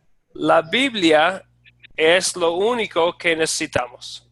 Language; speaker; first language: Spanish; non-native, fluent; English